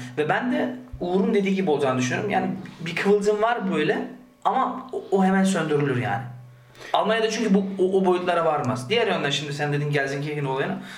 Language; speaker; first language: Turkish; early bilingual, heritage; Turkish